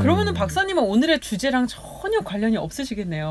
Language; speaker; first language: Korean; native; Korean